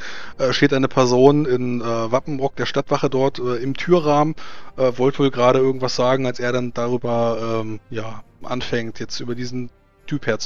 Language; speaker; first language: German; native; German